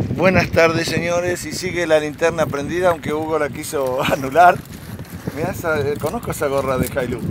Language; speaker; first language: Spanish; native; Spanish